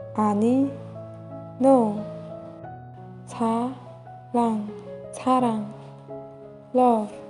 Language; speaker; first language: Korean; native; Korean